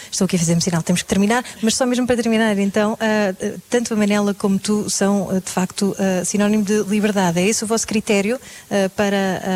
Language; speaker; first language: Portuguese; native; Portuguese